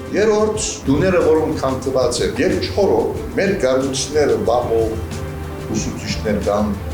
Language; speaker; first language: Armenian; early bilingual, heritage; Armenian